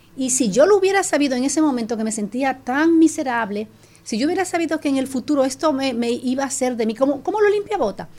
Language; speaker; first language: Spanish; native; Spanish